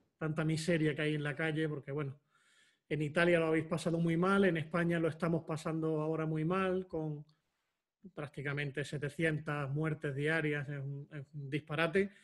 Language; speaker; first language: Spanish; native; Spanish